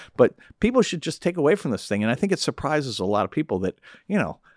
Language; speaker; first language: English; native; English